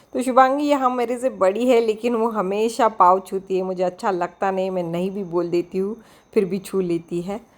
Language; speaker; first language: Hindi; non-native, local second language; Marathi